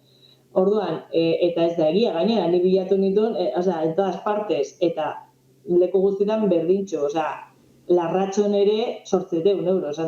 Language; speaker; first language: Basque; non-native, local second language; Spanish